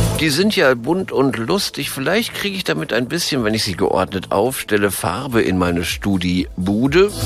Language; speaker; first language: German; native; German